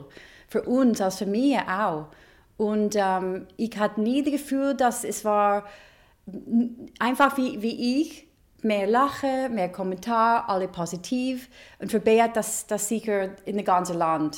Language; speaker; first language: German; non-native, learner; English